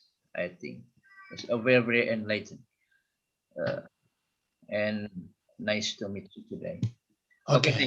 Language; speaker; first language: English; non-native, fluent; Indonesian